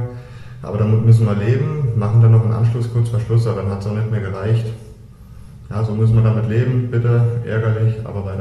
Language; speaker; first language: German; native; German